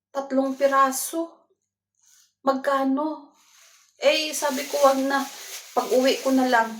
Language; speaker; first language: Filipino; non-native, local second language; Cebuano